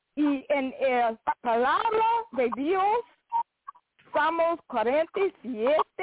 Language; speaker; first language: Spanish; non-native, learner; English